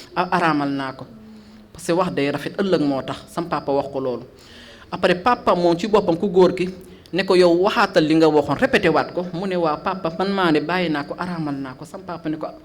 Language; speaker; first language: Wolof; non-native, fluent; Fula